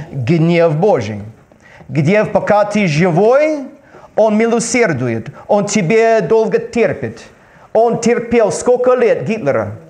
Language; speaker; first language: Russian; non-native, learner; English